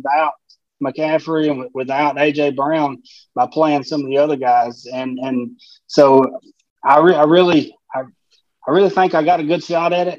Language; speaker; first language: English; native; English